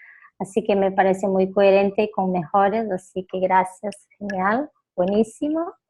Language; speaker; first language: Spanish; non-native, fluent; Portuguese